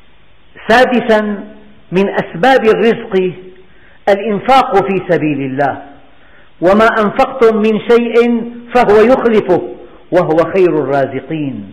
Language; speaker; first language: Arabic; native; Arabic